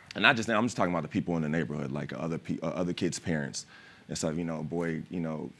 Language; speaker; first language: English; native; English